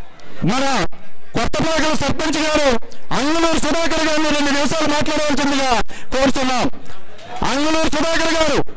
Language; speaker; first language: Telugu; native; Telugu